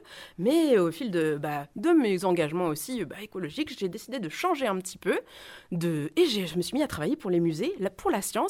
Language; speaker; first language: French; native; French